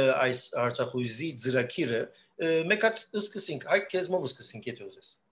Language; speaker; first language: Armenian; early bilingual, heritage; Armenian